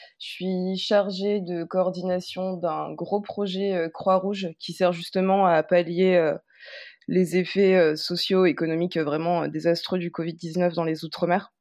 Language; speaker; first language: French; native; French